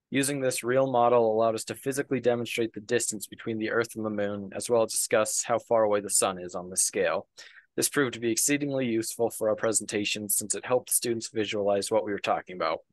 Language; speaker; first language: English; native; English